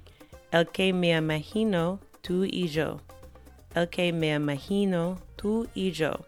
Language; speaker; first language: Spanish; non-native, fluent; English